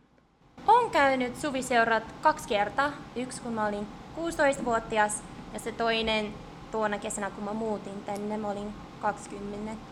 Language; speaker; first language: Finnish; early bilingual, heritage; English